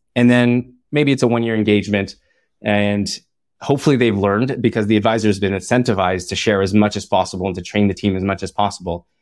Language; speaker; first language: English; native; English